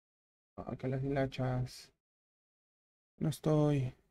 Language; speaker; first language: Spanish; native; Spanish